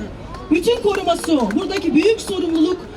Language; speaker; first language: Turkish; native; Turkish